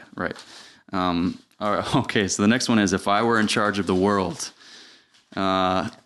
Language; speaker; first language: English; native; English